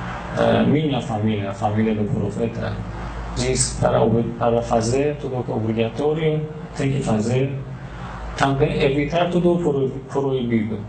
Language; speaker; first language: Portuguese; non-native, learner; Persian